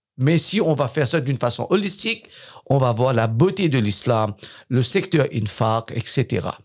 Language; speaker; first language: French; non-native, fluent; English